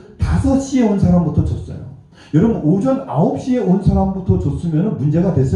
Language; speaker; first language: Korean; native; Korean